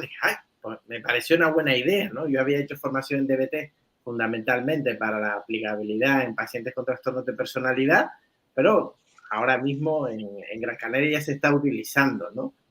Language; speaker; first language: Spanish; native; Spanish